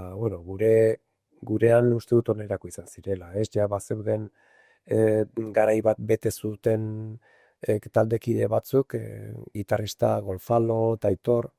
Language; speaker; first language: Basque; non-native, local second language; Spanish